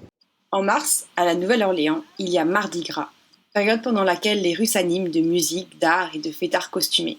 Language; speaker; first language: French; native; French